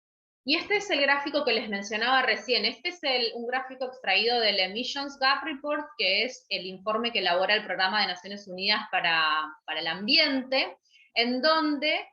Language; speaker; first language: Spanish; native; Spanish